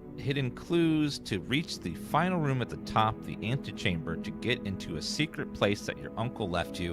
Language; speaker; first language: English; native; English